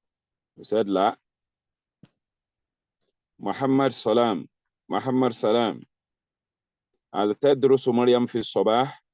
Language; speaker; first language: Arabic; non-native, fluent; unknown